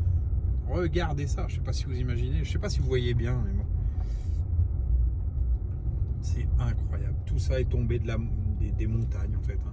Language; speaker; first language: French; native; French